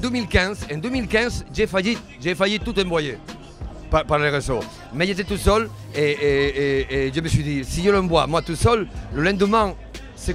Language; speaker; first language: French; non-native, fluent; Spanish